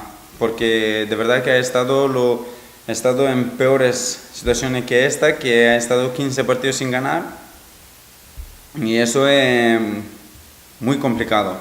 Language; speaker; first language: Spanish; non-native, fluent; Macedonian